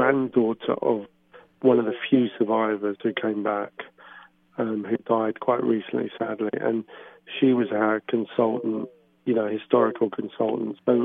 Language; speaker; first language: English; native; English